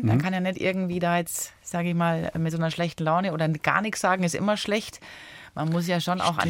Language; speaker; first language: German; early bilingual, other home language; Italian